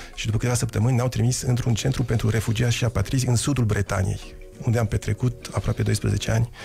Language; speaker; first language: French; non-native, fluent; Romanian